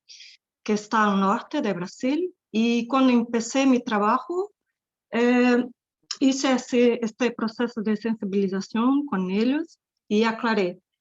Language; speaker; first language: Spanish; non-native, fluent; Portuguese